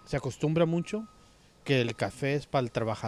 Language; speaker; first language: Spanish; early bilingual, heritage; Spanish